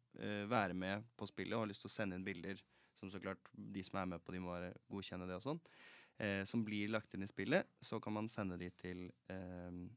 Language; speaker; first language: Norwegian; native; Norwegian